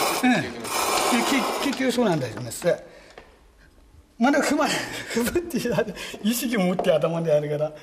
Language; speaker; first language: Japanese; native; Japanese